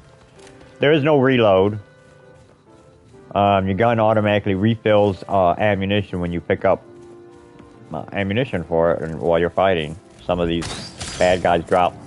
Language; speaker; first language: English; native; English